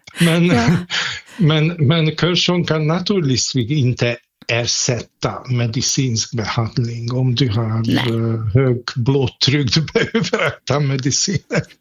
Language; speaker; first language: Swedish; non-native, fluent; Hungarian